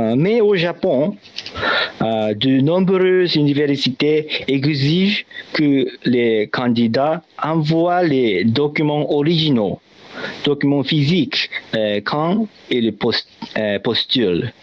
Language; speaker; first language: French; non-native, learner; Japanese